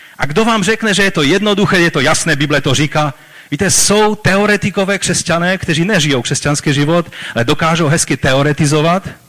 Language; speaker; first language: Czech; native; Czech